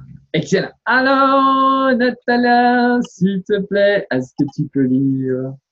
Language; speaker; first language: French; non-native, fluent; Portuguese